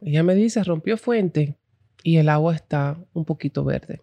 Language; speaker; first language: Spanish; early bilingual, heritage; Spanish